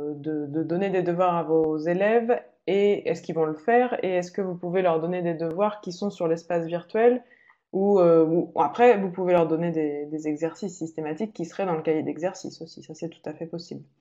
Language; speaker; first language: French; native; French